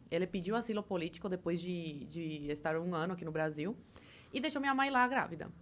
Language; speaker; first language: Portuguese; early bilingual, other home language; Spanish